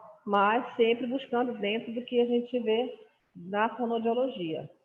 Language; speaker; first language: Portuguese; native; Portuguese